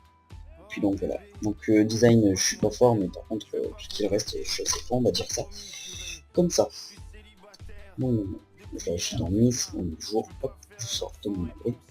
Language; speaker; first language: French; native; French